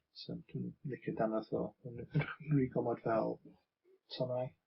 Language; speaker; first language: Welsh; non-native, local second language; English